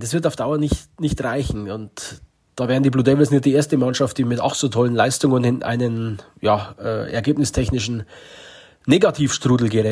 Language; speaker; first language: German; native; German